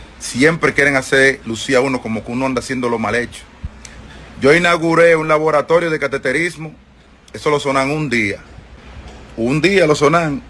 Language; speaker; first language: Spanish; native; Spanish